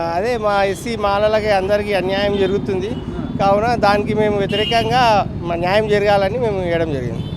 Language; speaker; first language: Telugu; native; Telugu